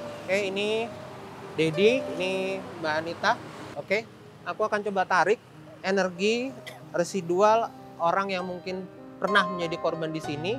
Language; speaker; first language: Indonesian; native; Indonesian